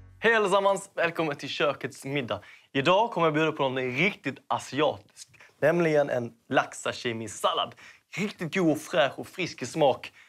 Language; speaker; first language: Swedish; early bilingual, other home language; Cantonese